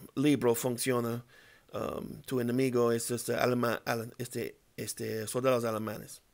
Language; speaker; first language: Spanish; non-native, learner; English